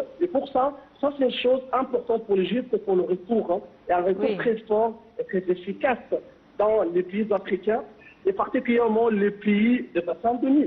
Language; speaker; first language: French; non-native, fluent; Arabic